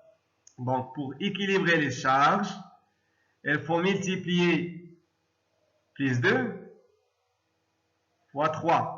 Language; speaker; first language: French; non-native, local second language; Arabic